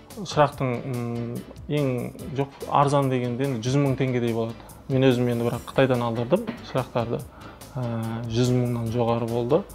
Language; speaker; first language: Kazakh; early bilingual, heritage; Kazakh